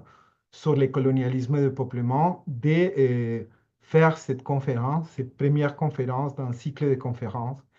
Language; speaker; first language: French; non-native, fluent; Spanish